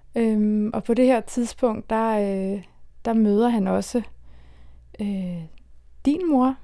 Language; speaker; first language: Danish; early bilingual, other home language; Turkish